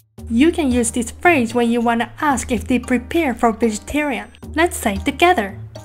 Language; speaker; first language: English; non-native, fluent; Japanese